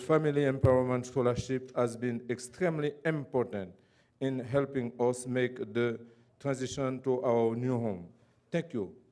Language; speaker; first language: English; non-native, fluent; Haitian Creole